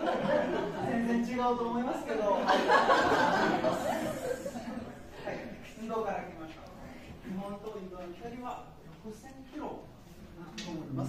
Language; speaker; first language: Japanese; non-native, learner; Punjabi